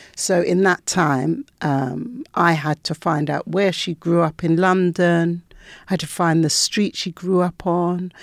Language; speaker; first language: English; native; English